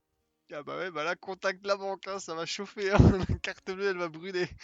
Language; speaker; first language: French; native; French